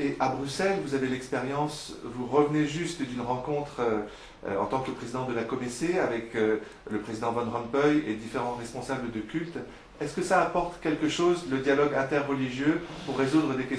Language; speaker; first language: French; native; French